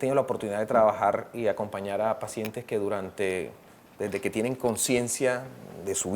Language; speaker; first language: Spanish; native; Spanish